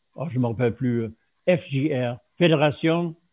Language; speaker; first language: French; non-native, fluent; German